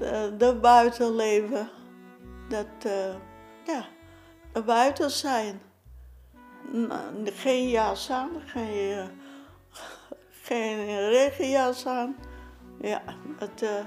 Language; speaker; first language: Dutch; non-native, learner; Portuguese